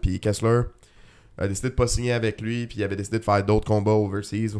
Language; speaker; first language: French; native; French